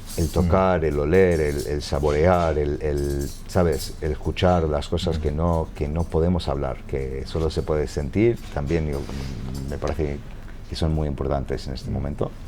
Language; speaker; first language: Spanish; non-native, fluent; English